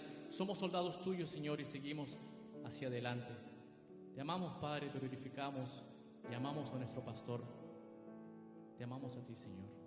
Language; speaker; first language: Spanish; native; Spanish